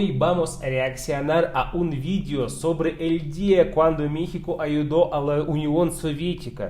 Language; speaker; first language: Spanish; non-native, fluent; Russian